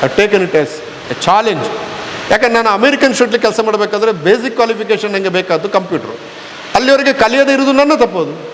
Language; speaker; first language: Kannada; native; Kannada